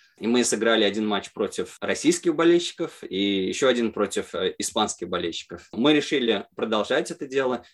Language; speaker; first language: Russian; native; Russian